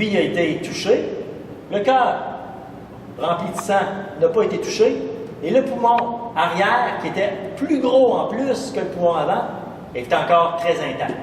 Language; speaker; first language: French; native; French